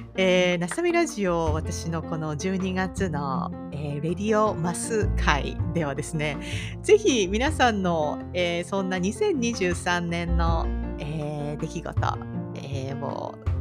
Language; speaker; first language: Japanese; native; Japanese